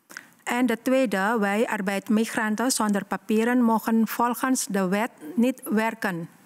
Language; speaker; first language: Dutch; non-native, learner; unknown